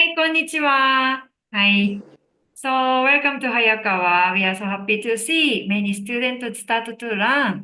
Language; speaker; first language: English; non-native, learner; Japanese